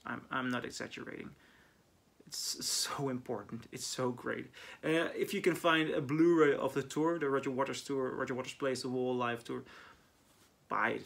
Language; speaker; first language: English; non-native, fluent; Dutch